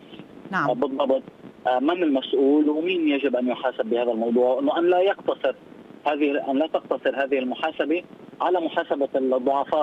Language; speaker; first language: Arabic; native; Arabic